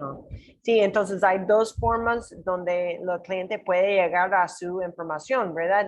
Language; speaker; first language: Spanish; non-native, learner; English